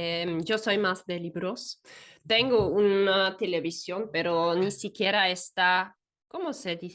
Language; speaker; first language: Spanish; non-native, fluent; German